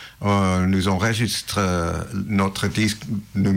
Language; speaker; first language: French; non-native, learner; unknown